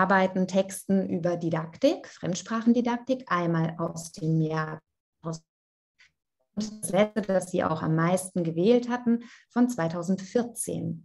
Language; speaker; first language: German; non-native, fluent; Italian